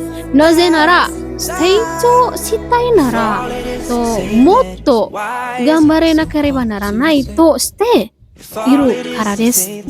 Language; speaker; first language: Japanese; non-native, learner; Indonesian